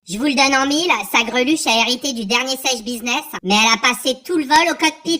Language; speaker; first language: French; native; French